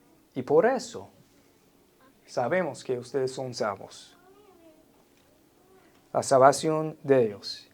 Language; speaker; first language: Spanish; non-native, fluent; English